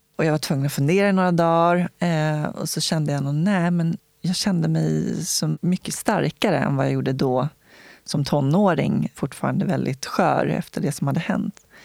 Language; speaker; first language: Swedish; native; Swedish